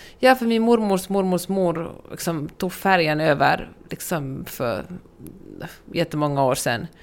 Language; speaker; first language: Swedish; native; Swedish